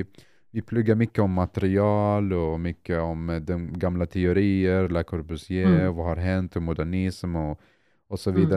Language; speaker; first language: Swedish; non-native, fluent; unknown